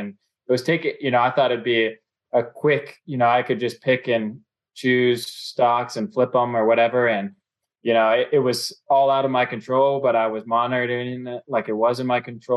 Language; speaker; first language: English; native; English